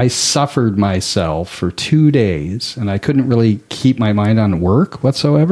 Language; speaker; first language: English; native; English